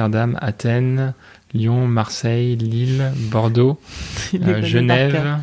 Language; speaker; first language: French; native; French